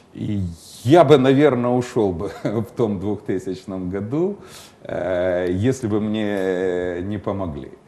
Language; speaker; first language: Russian; non-native, local second language; Ukrainian